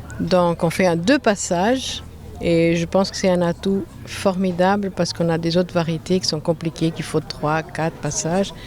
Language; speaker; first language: French; non-native, fluent; Portuguese